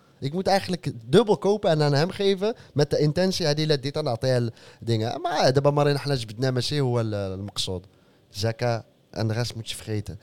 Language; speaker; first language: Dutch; early bilingual, other home language; Arabic